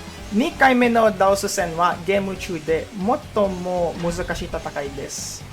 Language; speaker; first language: Japanese; non-native, learner; Filipino